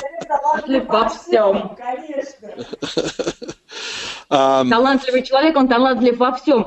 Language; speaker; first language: Russian; native; Russian